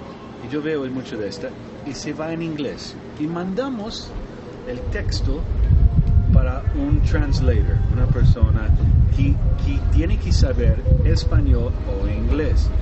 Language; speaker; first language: Spanish; non-native, learner; English